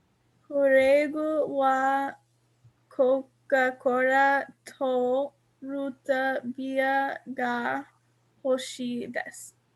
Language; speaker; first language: Japanese; non-native, learner; English